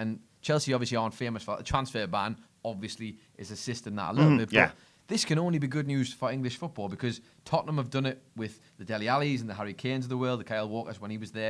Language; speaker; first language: English; native; English